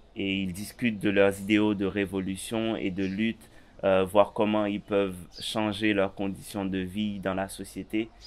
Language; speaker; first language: French; native; French